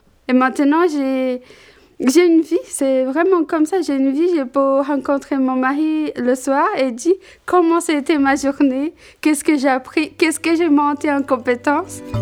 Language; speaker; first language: French; non-native, fluent; Portuguese